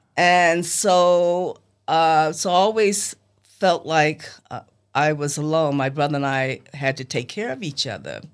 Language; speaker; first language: English; native; English